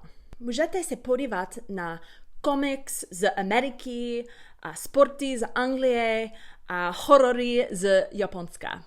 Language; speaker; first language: Czech; non-native, learner; English